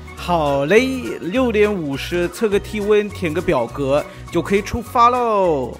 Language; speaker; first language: Chinese; non-native, fluent; German